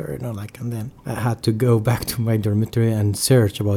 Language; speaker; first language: English; non-native, fluent; Arabic